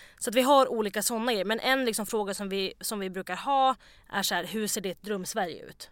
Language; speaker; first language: Swedish; native; Swedish